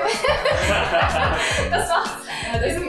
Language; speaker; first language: German; native; German